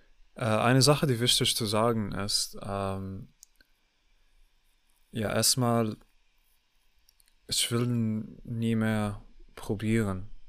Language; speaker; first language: German; non-native, learner; English